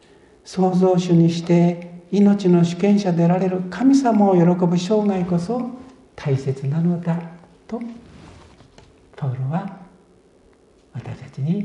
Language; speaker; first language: Japanese; native; Japanese